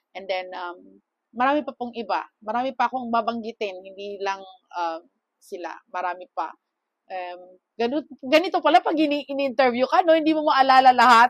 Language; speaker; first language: Filipino; non-native, local second language; Cebuano